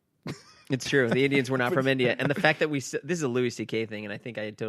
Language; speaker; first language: English; native; English